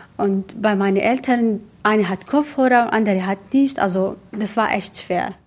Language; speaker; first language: German; non-native, learner; Arabic